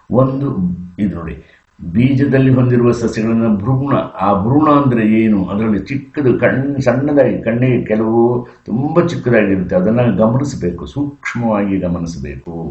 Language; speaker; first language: Kannada; native; Kannada